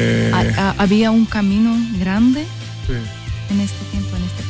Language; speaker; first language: Spanish; non-native, learner; Russian